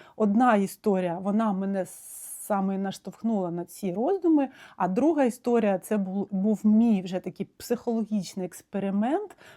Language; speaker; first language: Ukrainian; non-native, local second language; Russian